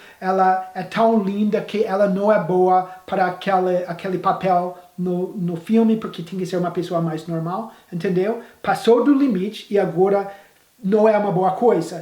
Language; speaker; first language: Portuguese; non-native, fluent; English